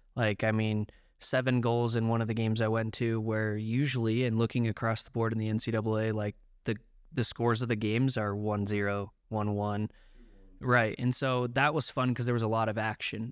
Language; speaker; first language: English; native; English